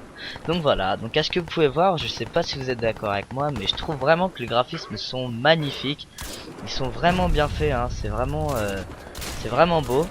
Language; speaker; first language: French; native; French